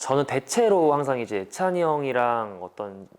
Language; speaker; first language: Korean; native; Korean